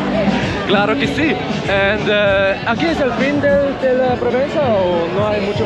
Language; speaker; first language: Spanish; non-native, learner; Swiss German